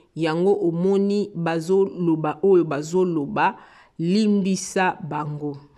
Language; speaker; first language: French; non-native, local second language; Lingala